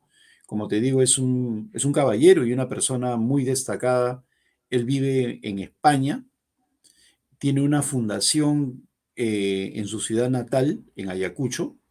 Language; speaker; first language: Spanish; native; Spanish